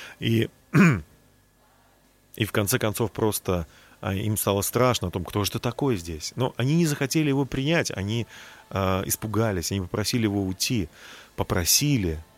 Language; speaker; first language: Russian; native; Russian